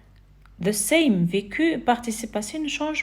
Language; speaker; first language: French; non-native, fluent; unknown